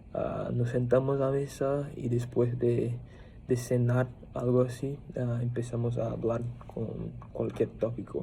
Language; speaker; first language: Spanish; non-native, fluent; Portuguese